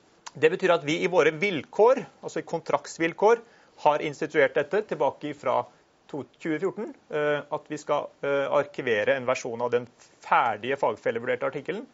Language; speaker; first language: Norwegian; native; Norwegian